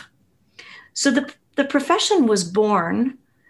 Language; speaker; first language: English; native; English